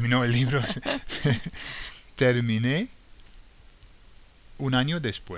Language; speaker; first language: Spanish; non-native, fluent; English